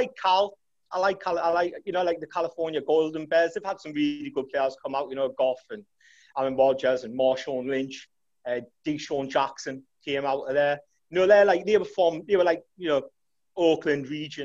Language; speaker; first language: English; native; English